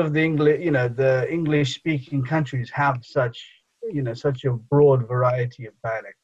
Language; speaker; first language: English; non-native, local second language; Bangla